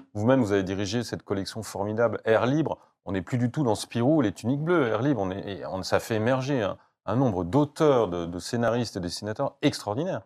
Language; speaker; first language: French; native; French